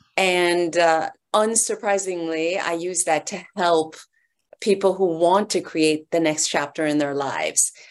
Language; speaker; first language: English; early bilingual, other home language; Persian